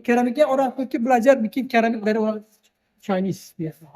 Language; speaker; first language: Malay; non-native, fluent; Turkish